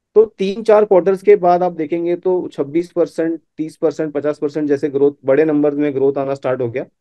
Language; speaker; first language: Hindi; non-native, local second language; Gujarati